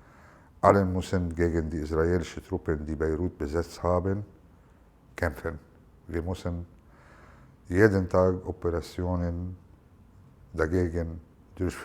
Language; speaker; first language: German; non-native, fluent; Arabic